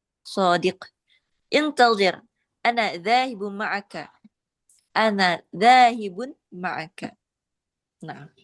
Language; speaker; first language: Arabic; non-native, learner; Indonesian